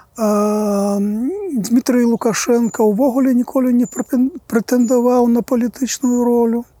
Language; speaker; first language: Belarusian; native; Belarusian